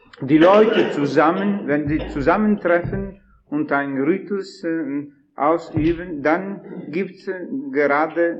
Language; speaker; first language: German; non-native, fluent; Italian